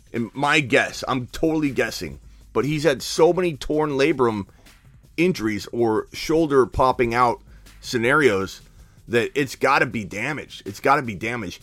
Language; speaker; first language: English; native; English